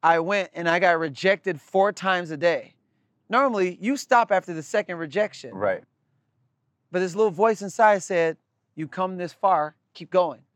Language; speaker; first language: English; native; English